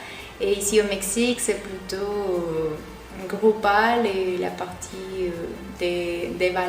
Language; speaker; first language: French; non-native, learner; Spanish